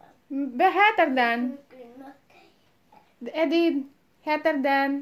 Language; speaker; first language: Swedish; non-native, learner; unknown